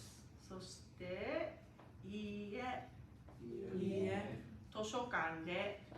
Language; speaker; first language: Japanese; non-native, fluent; English